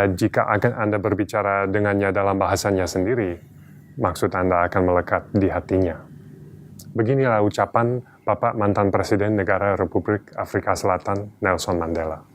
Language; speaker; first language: Indonesian; non-native, fluent; English